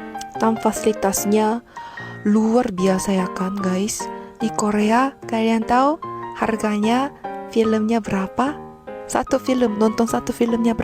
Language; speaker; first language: Indonesian; non-native, fluent; Korean